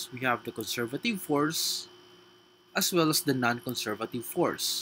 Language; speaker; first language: English; non-native, local second language; Filipino